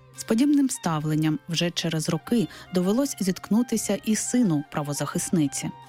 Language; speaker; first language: Ukrainian; native; Ukrainian